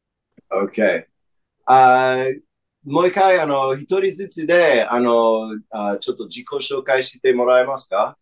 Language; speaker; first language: Japanese; non-native, fluent; English